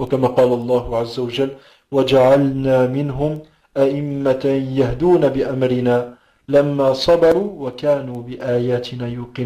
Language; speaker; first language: Arabic; non-native, fluent; French